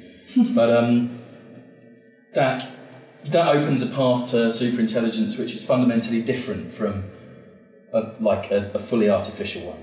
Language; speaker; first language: English; native; English